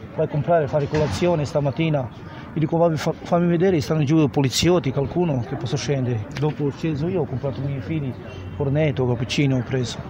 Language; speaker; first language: Italian; non-native, local second language; Bosnian